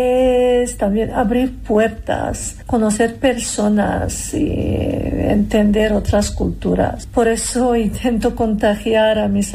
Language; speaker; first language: Spanish; non-native, fluent; Serbian